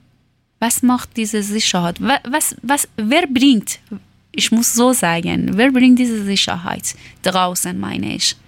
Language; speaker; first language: German; non-native, learner; Persian